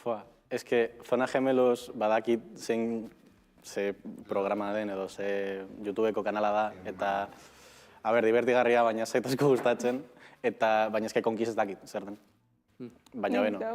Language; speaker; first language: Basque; non-native, local second language; Spanish